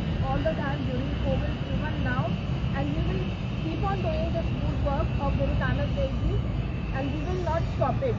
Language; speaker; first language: English; non-native, local second language; Hindi